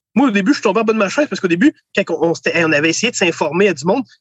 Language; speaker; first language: French; native; French